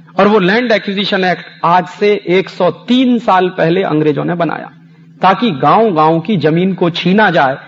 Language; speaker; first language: Hindi; native; Hindi